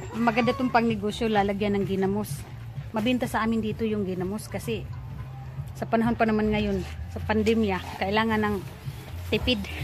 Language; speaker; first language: Filipino; non-native, local second language; Cebuano